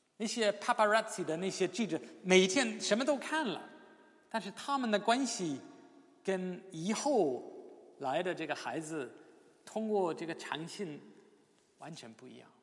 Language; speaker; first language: Chinese; non-native, fluent; English